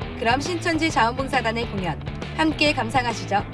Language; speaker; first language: Korean; native; Korean